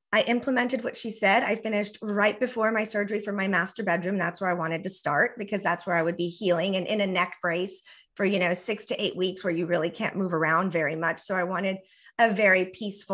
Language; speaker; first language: English; early bilingual, other home language; Spanish